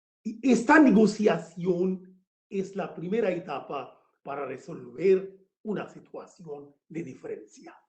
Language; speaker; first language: Spanish; non-native, fluent; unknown